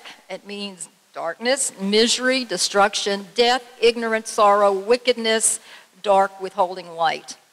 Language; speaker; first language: English; native; English